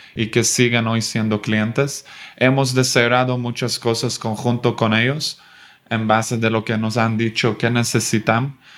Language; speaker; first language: Spanish; non-native, fluent; Swedish